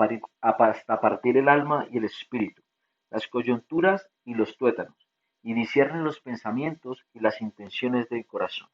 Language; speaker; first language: Spanish; native; Spanish